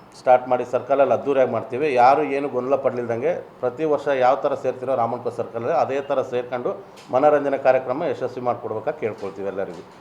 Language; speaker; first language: Kannada; native; Kannada